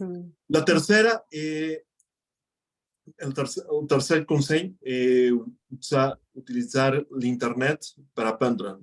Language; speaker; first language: Catalan; non-native, fluent; Spanish